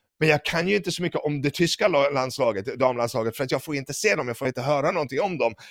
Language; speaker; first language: Swedish; non-native, fluent; English